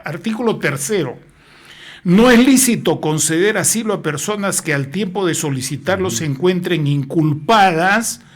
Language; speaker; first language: Spanish; native; Spanish